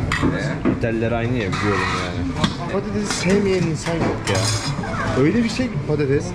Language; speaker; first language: Turkish; native; Turkish